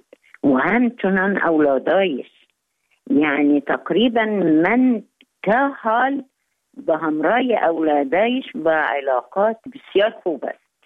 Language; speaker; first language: Persian; non-native, fluent; Arabic